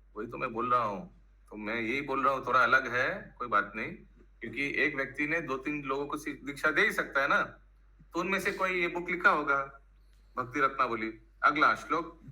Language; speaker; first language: Hindi; non-native, local second language; Bangla